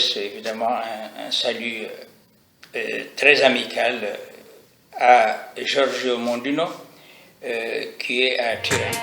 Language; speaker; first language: French; non-native, local second language; Arabic